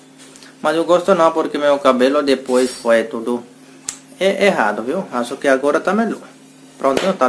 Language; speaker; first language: Portuguese; non-native, learner; Hindi